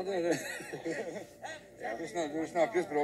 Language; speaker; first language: Norwegian; native; Norwegian